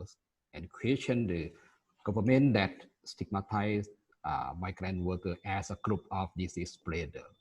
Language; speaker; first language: English; non-native, fluent; Thai